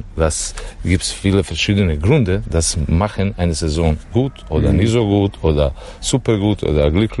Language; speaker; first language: German; non-native, learner; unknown